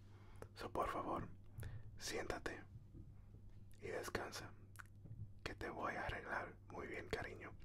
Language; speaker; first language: Spanish; early bilingual, heritage; Spanish